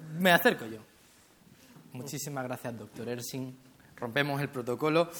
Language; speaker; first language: Spanish; native; Spanish